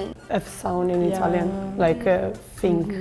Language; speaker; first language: English; non-native, fluent; Italian